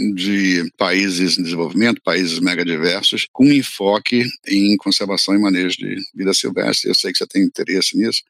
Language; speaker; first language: Portuguese; native; Portuguese